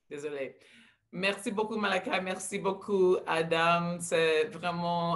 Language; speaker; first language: French; non-native, local second language; English